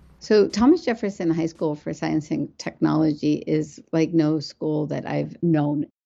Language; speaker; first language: English; early bilingual, other home language; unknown